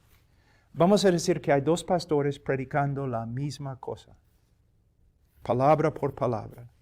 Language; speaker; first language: Spanish; non-native, fluent; English